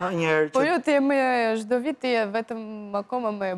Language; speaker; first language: Albanian; non-native, learner; Russian